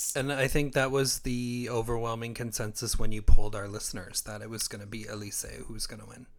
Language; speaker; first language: English; native; English